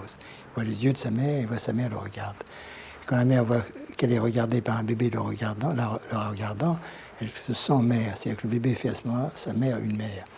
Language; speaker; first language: French; native; French